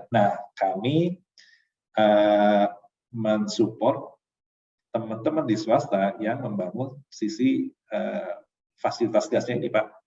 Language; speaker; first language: Indonesian; native; Indonesian